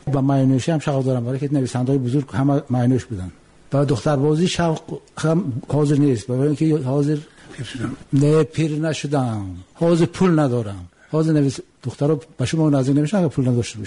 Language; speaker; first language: Tajik; native; Tajik